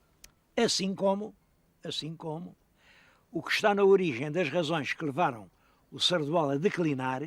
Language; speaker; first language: Portuguese; native; Portuguese